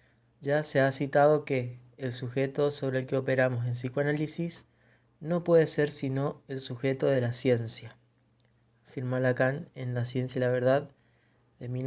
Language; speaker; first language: Spanish; native; Spanish